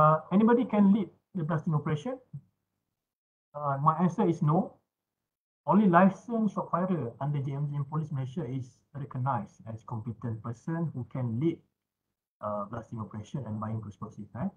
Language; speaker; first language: English; non-native, local second language; Malay